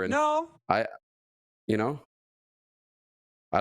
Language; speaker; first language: English; native; English